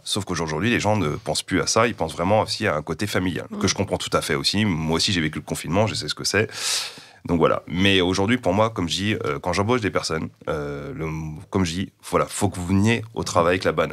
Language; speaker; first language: French; native; French